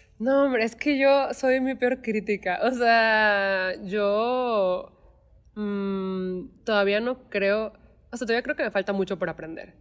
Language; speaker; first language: Spanish; native; Spanish